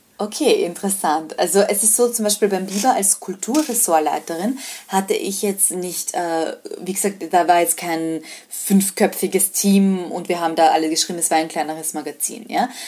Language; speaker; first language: German; early bilingual, other home language; Serbian